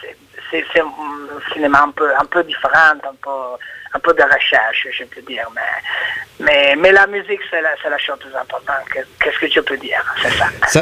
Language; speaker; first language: French; non-native, learner; Italian